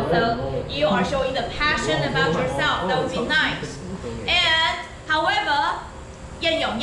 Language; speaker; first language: English; non-native, fluent; Chinese